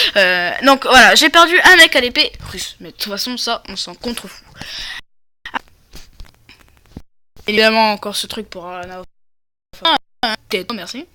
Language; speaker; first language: French; native; French